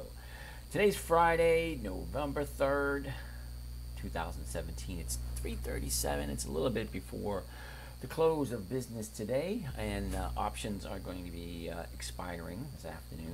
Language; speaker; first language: English; native; English